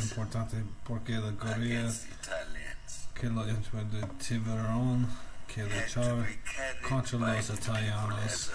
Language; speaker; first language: Spanish; non-native, learner; English